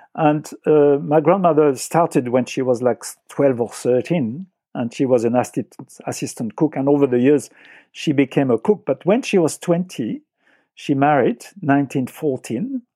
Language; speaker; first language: English; non-native, fluent; French